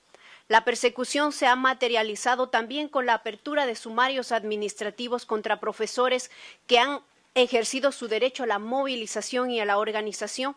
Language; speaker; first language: Spanish; native; Spanish